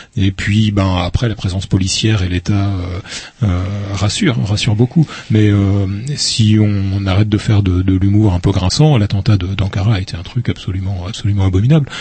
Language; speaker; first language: French; native; French